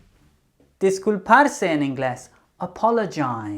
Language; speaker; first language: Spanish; non-native, fluent; English